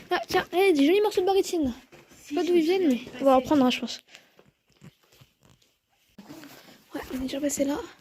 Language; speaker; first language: French; native; French